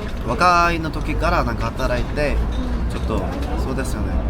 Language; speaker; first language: Japanese; non-native, learner; Korean